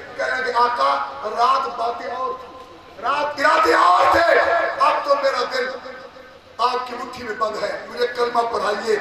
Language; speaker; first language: Urdu; non-native, local second language; Saraiki